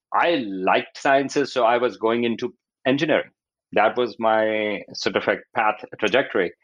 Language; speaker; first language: English; non-native, local second language; Urdu